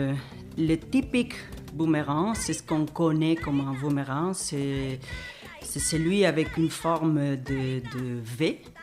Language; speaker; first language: French; non-native, fluent; Spanish